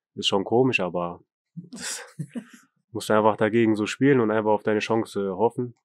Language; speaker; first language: German; native; German